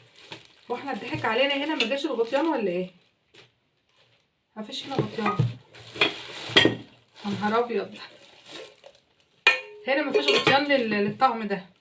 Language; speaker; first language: Arabic; native; Arabic